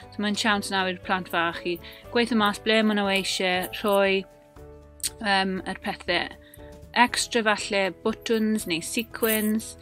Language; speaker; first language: Welsh; non-native, local second language; English